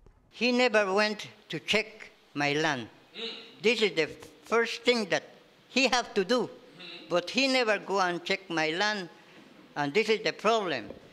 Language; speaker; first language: English; non-native, local second language; Spanish